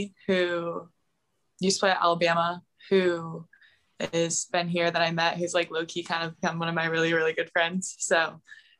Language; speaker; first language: English; native; English